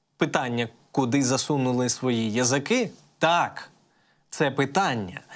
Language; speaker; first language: Ukrainian; native; Ukrainian